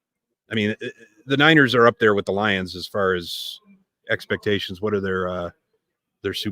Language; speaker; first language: English; native; English